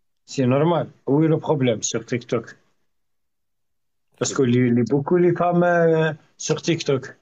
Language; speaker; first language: French; non-native, learner; Arabic